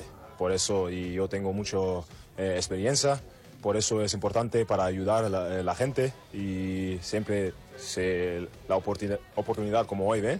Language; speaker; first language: Spanish; non-native, learner; German